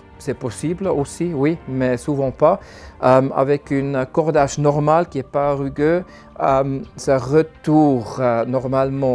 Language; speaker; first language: French; non-native, learner; German